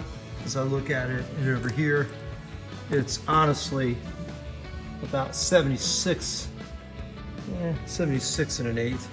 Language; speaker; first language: English; native; English